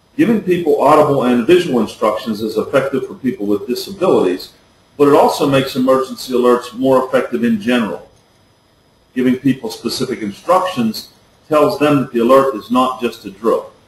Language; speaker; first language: English; native; English